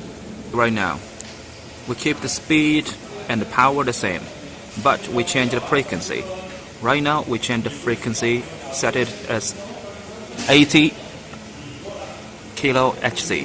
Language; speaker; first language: English; non-native, learner; Chinese